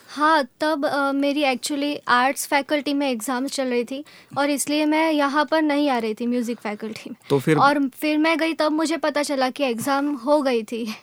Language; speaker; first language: Hindi; non-native, local second language; Gujarati